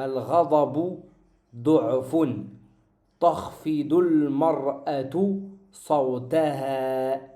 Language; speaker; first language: Arabic; non-native, fluent; French